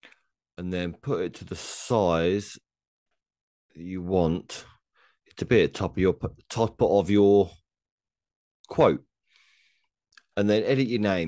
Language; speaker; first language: English; native; English